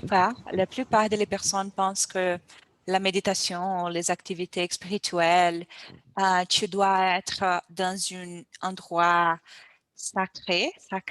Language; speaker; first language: French; non-native, learner; Portuguese